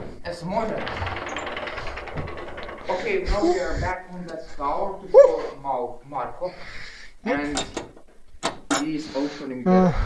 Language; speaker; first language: English; non-native, fluent; Croatian